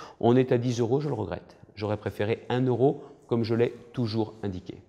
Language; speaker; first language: French; native; French